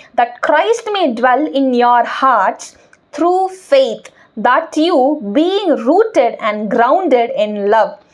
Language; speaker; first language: English; non-native, local second language; Tamil